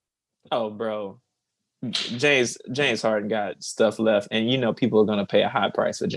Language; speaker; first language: English; native; English